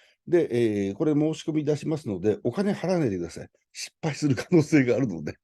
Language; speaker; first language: Japanese; native; Japanese